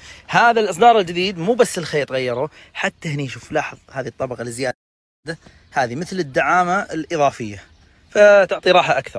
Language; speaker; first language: Arabic; native; Arabic